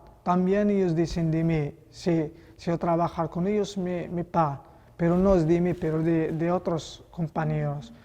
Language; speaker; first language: Spanish; non-native, learner; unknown